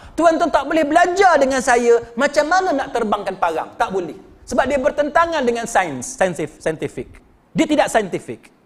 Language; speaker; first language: Malay; native; Malay